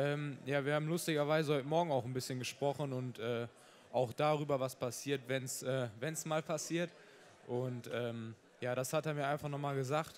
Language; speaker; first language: German; native; German